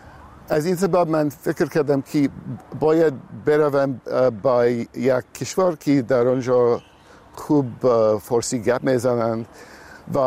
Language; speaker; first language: Persian; non-native, learner; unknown